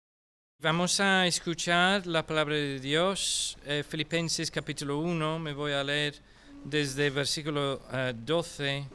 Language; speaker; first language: Spanish; non-native, fluent; English